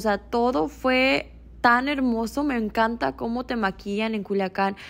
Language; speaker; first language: Spanish; early bilingual, heritage; Spanish